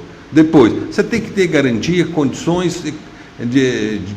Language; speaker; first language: Portuguese; native; Portuguese